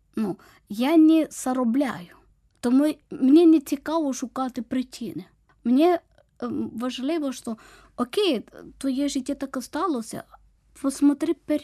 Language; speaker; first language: Ukrainian; non-native, learner; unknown